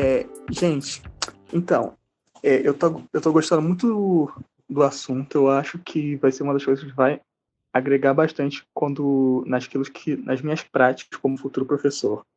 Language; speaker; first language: Portuguese; native; Portuguese